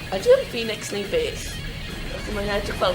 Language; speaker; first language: Welsh; non-native, local second language; English